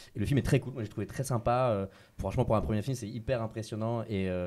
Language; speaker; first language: French; native; French